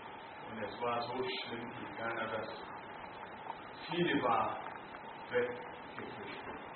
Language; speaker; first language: German; non-native, learner; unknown